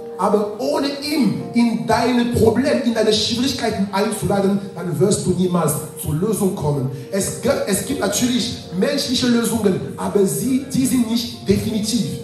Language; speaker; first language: German; non-native, fluent; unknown